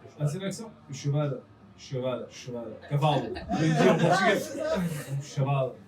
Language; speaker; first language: French; non-native, fluent; Portuguese